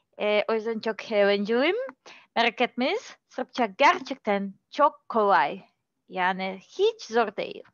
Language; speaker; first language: Turkish; non-native, learner; Serbian